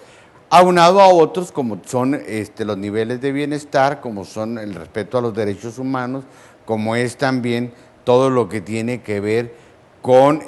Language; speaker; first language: Spanish; native; Spanish